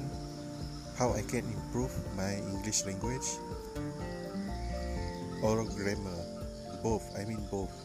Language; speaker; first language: English; non-native, local second language; Malay